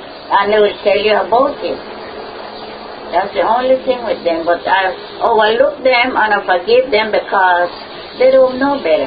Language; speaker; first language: English; native; English